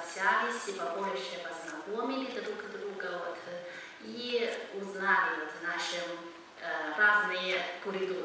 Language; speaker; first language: Russian; non-native, learner; Chinese